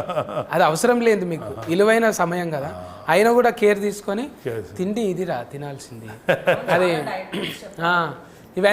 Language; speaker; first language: Telugu; native; Telugu